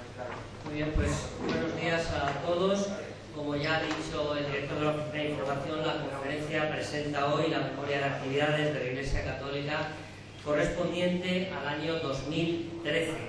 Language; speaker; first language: Spanish; native; Spanish